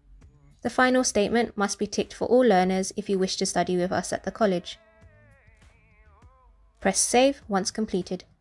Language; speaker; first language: English; native; English